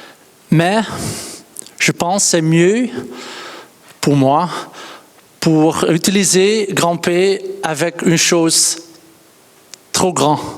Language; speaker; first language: French; non-native, learner; Dutch